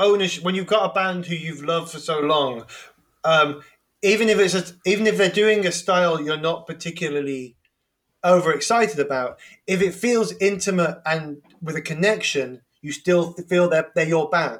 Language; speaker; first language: English; native; English